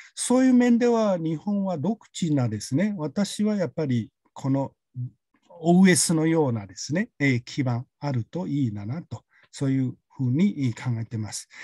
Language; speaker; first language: Japanese; non-native, fluent; Chinese